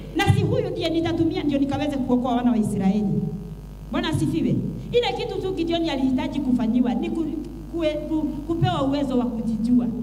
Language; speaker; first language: Swahili; non-native, local second language; Kikuyu